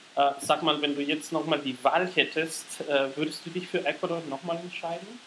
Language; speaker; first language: German; non-native, fluent; Spanish